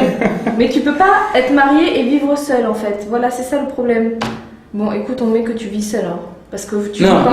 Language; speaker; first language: French; native; French